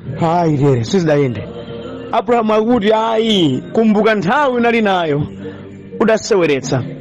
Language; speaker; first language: Nyanja; native; Nyanja